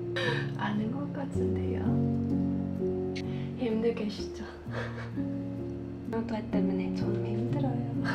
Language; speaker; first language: Korean; non-native, learner; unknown